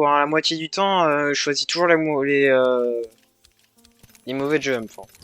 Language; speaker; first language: French; native; French